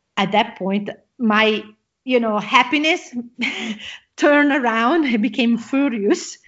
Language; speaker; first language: English; non-native, fluent; Italian